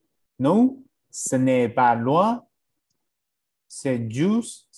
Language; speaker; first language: French; non-native, learner; English